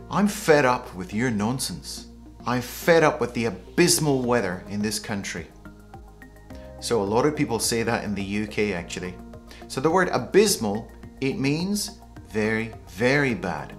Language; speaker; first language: English; native; English